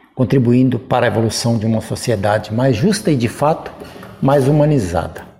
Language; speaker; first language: Portuguese; native; Portuguese